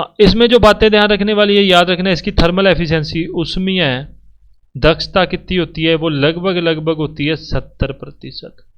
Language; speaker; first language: Hindi; native; Hindi